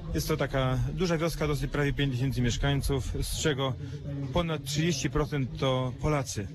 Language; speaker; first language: Polish; native; Polish